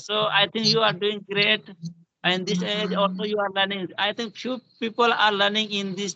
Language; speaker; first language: English; non-native, learner; Hindi